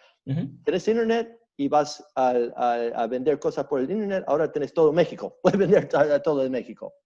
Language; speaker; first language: Spanish; early bilingual, heritage; Spanish